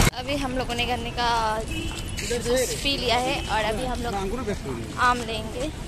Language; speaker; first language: Hindi; non-native, local second language; Bangla